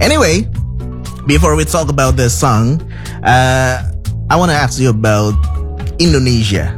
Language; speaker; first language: English; non-native, fluent; Indonesian